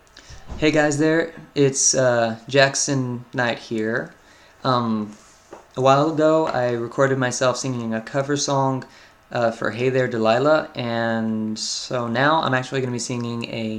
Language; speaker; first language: English; native; English